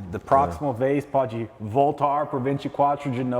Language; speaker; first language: Portuguese; non-native, learner; English